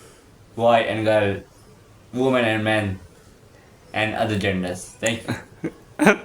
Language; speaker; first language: English; non-native, learner; Urdu